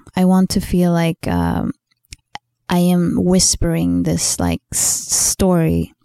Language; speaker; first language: English; non-native, fluent; Swedish